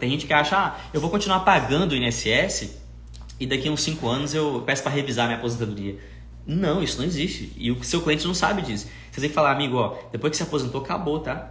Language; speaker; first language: Portuguese; native; Portuguese